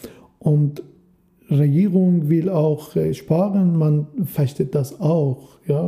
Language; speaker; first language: German; non-native, learner; Persian